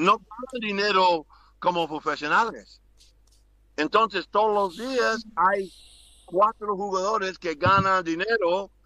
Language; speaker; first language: Spanish; non-native, learner; English